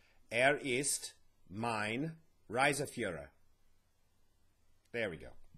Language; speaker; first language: German; non-native, learner; English